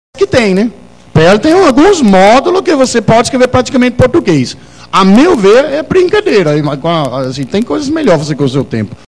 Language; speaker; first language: Portuguese; non-native, fluent; Danish